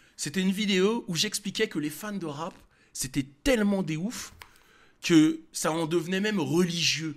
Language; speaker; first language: French; native; French